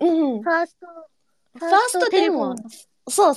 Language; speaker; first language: Japanese; non-native, learner; English